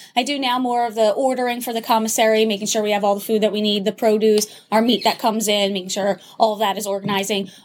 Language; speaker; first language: English; native; English